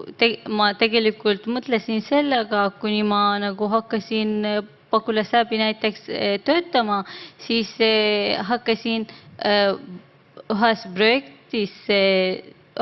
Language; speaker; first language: Estonian; non-native, learner; Arabic